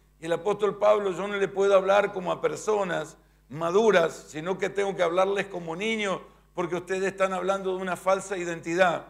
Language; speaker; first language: Spanish; native; Spanish